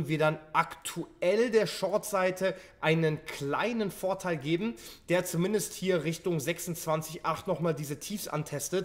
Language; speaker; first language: German; native; German